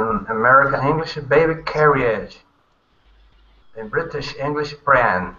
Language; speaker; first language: English; non-native, fluent; Portuguese